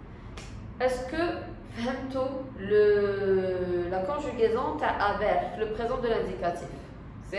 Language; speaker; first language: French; non-native, local second language; Arabic